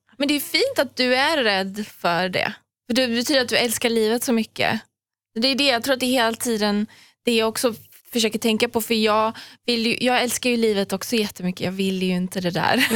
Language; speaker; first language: Swedish; early bilingual, other home language; Persian